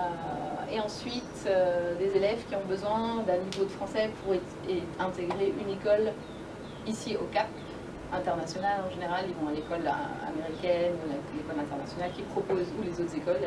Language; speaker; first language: French; native; French